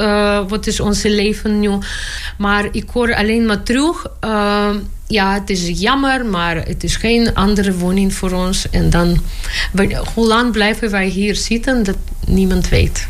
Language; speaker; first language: Dutch; non-native, fluent; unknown